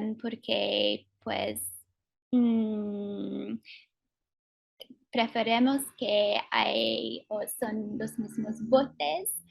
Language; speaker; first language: Spanish; non-native, fluent; English